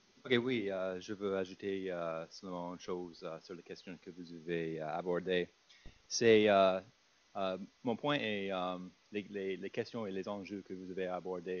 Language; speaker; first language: French; non-native, fluent; English